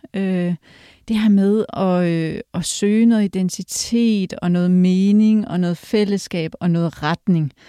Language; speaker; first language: Danish; early bilingual, other home language; Polish